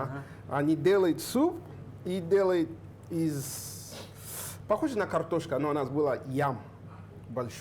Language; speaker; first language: Russian; non-native, learner; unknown